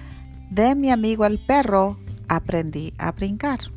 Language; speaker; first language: Spanish; early bilingual, heritage; Spanish